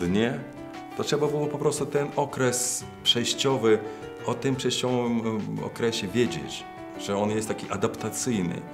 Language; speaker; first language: Polish; non-native, fluent; Russian